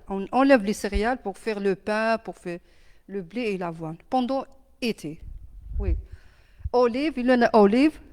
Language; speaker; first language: French; non-native, learner; Arabic